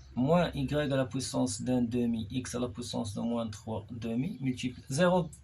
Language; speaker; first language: French; non-native, local second language; Arabic